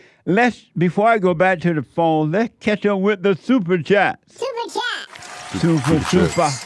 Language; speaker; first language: English; native; English